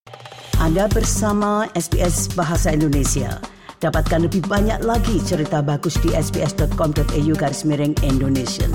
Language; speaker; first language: Indonesian; native; Indonesian